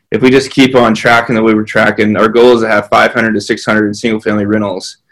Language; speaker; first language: English; native; English